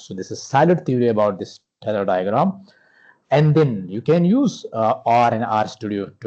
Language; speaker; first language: English; non-native, fluent; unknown